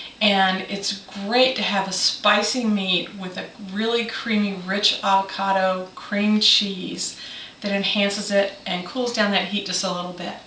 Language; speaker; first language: English; native; English